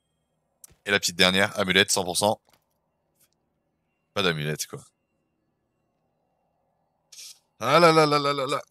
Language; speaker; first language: French; native; French